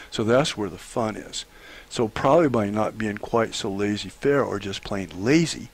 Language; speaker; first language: English; native; English